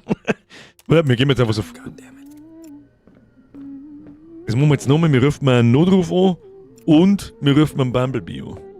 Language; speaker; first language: German; native; German